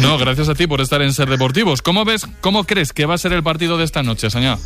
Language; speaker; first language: Spanish; native; Spanish